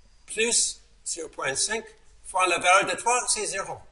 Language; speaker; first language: French; non-native, fluent; English